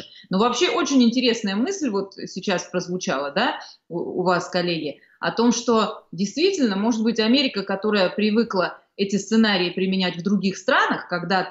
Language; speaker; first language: Russian; native; Russian